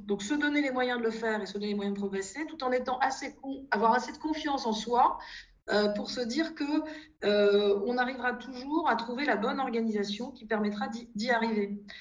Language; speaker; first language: French; native; French